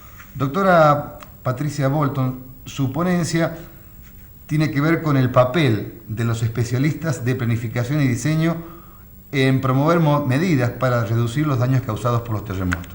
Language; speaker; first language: Spanish; native; Spanish